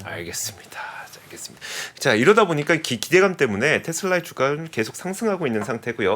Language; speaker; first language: Korean; native; Korean